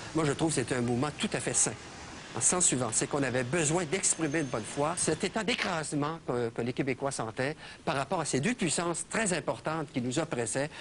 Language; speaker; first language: French; native; French